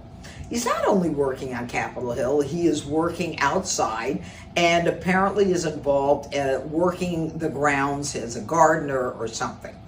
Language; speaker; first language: English; native; English